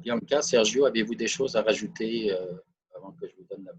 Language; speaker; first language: French; native; French